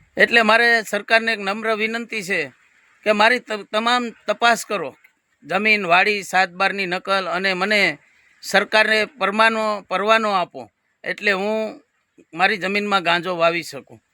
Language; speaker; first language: Gujarati; native; Gujarati